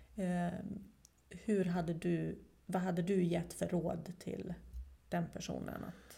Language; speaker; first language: Swedish; non-native, fluent; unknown